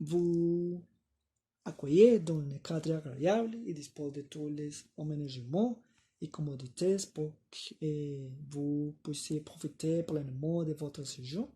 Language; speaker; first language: French; non-native, learner; Spanish